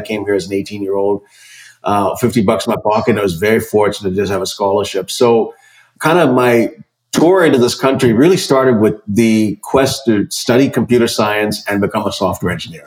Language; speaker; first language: English; non-native, local second language; Malayalam